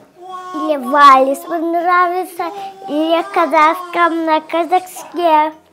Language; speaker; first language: Russian; non-native, local second language; Kazakh